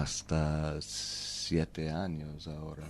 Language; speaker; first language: Spanish; non-native, learner; English